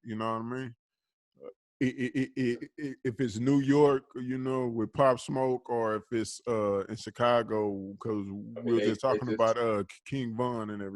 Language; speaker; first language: English; native; English